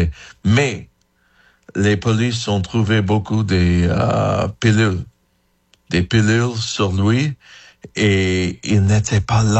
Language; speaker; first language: French; non-native, fluent; English